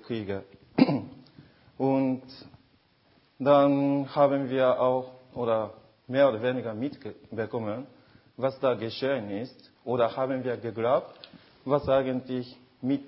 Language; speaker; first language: German; non-native, fluent; Japanese